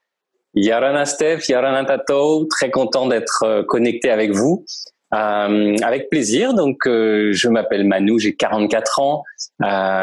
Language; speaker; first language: French; native; French